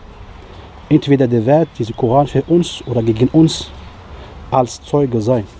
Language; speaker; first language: German; non-native, fluent; Riffian